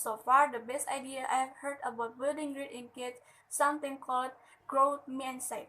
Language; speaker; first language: English; non-native, learner; Indonesian